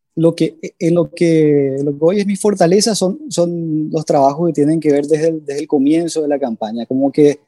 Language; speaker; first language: Spanish; native; Spanish